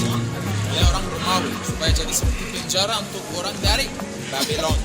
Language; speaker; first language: Indonesian; non-native, fluent; Arabic